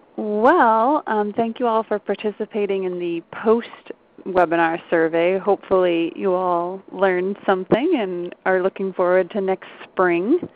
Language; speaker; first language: English; native; English